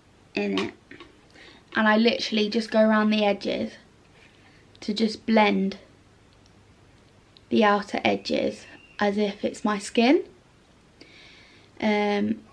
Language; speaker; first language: English; native; English